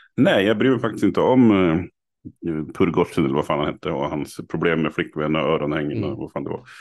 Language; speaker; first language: Swedish; native; Swedish